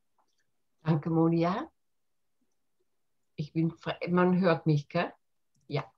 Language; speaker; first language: German; non-native, fluent; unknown